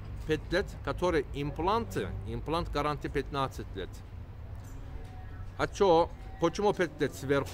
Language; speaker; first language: Russian; non-native, learner; Turkish